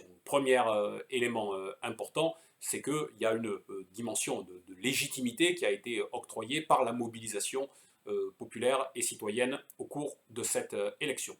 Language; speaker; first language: French; native; French